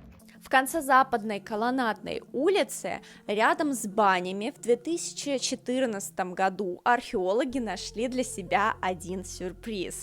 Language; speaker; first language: Russian; native; Russian